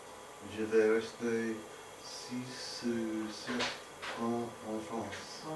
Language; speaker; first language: French; non-native, learner; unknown